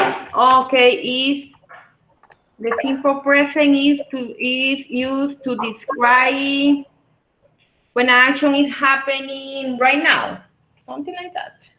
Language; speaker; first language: English; non-native, learner; Spanish